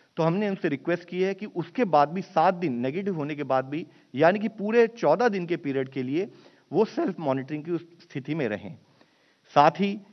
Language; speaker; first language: Hindi; native; Hindi